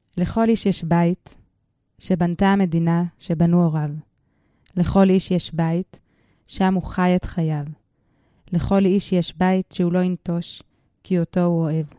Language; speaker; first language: Hebrew; native; Hebrew